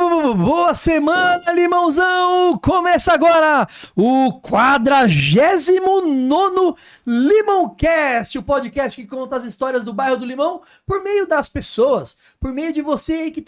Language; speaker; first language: Portuguese; native; Portuguese